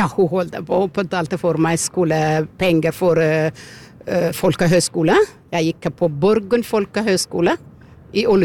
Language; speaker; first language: Norwegian; non-native, fluent; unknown